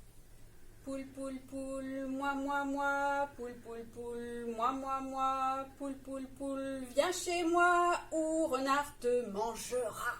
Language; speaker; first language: French; native; French